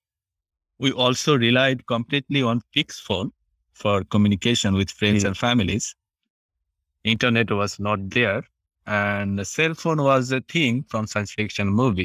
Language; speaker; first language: English; non-native, local second language; Bangla